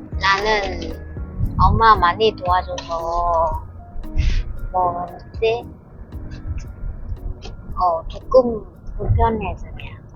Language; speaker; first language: Korean; non-native, learner; Vietnamese